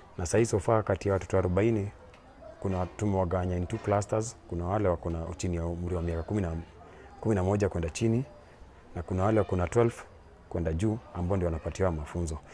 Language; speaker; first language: Swahili; native; Swahili